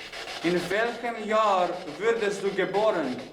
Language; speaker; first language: German; non-native, learner; Slovenian